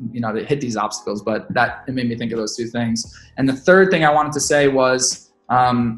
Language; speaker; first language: English; native; English